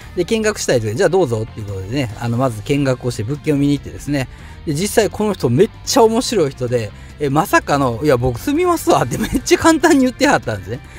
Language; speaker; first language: Japanese; native; Japanese